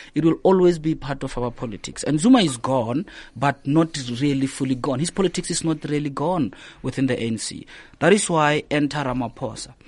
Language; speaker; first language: English; non-native, local second language; Northern Sotho